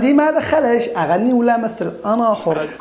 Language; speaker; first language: Arabic; native; Arabic